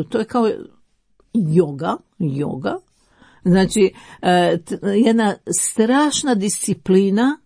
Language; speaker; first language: Croatian; native; Croatian